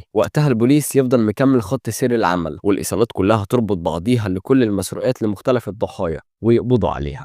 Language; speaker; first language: Arabic; native; Arabic